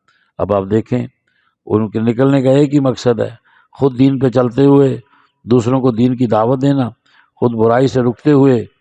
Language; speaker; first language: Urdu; non-native, local second language; Punjabi